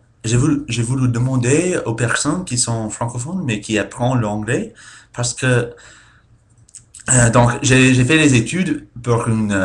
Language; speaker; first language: French; non-native, fluent; English